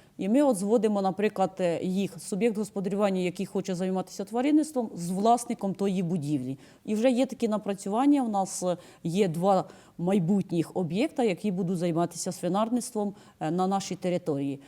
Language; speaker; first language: Ukrainian; native; Ukrainian